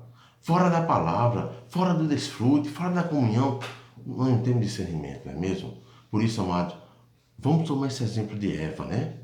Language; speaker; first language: Portuguese; native; Portuguese